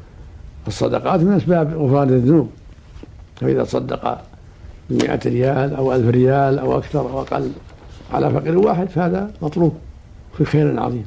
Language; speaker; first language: Arabic; native; Arabic